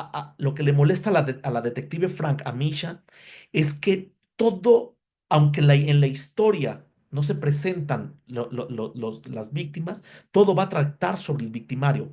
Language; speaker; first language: Spanish; native; Spanish